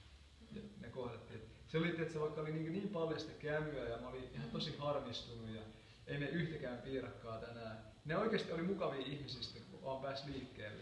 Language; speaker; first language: Finnish; native; Finnish